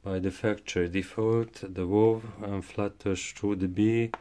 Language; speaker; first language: English; non-native, learner; Hungarian